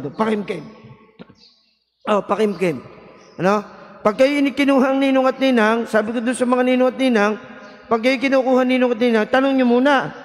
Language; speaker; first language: Filipino; native; Filipino